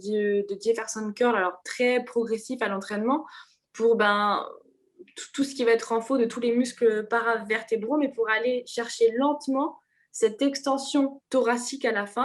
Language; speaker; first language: French; native; French